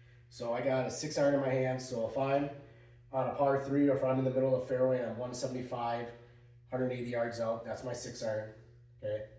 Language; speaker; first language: English; native; English